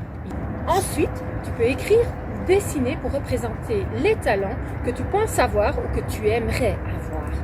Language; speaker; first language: French; native; French